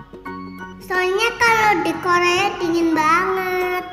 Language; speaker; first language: Indonesian; early bilingual, other home language; Korean